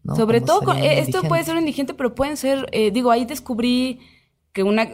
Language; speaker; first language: Spanish; native; Spanish